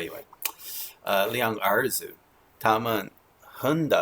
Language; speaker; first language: Chinese; non-native, learner; English